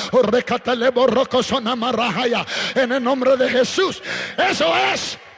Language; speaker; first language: Spanish; early bilingual, heritage; Spanish